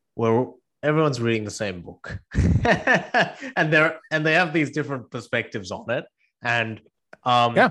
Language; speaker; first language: English; early bilingual, other home language; Korean